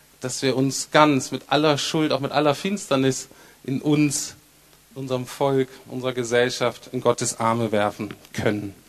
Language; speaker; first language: German; native; German